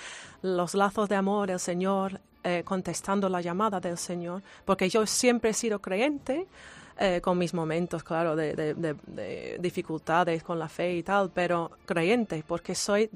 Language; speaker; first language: Spanish; non-native, fluent; English